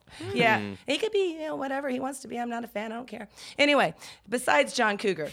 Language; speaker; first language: English; native; English